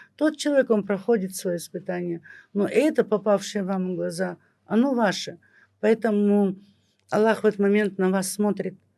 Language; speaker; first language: Russian; native; Russian